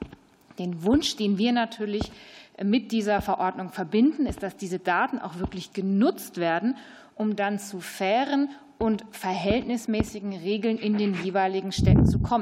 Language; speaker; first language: German; native; German